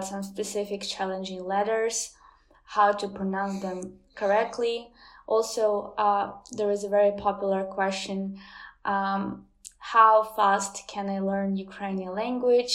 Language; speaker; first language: English; non-native, fluent; Ukrainian